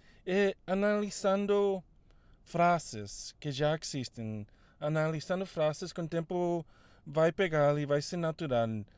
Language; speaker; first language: Portuguese; non-native, fluent; Spanish